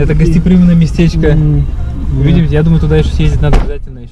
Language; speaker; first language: Russian; native; Russian